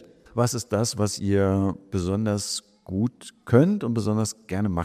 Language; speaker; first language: German; native; German